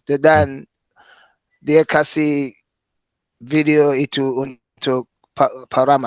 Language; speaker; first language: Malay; non-native, fluent; English